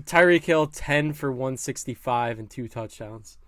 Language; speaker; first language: English; native; English